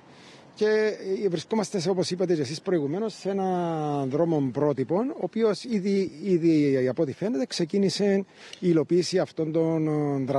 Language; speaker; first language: Greek; native; Greek